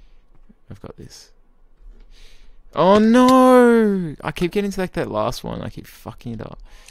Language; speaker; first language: English; native; English